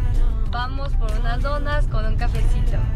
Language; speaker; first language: Spanish; non-native, fluent; Korean